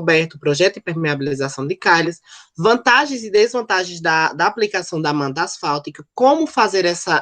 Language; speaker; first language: Portuguese; native; Portuguese